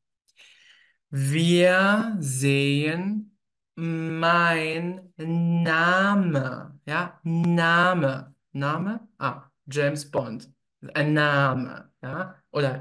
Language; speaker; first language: German; native; German